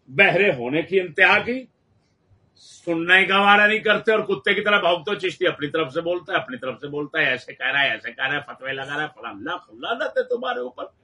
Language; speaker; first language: Urdu; non-native, local second language; Punjabi